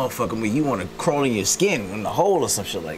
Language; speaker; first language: English; native; English